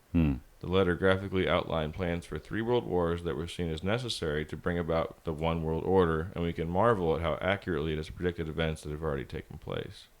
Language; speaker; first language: English; native; English